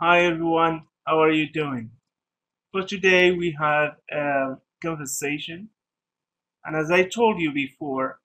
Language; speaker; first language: English; non-native, fluent; Arabic